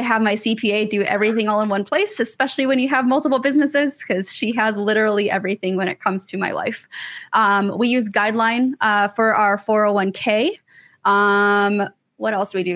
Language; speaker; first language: English; native; English